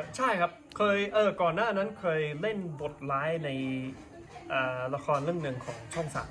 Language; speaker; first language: Thai; non-native, fluent; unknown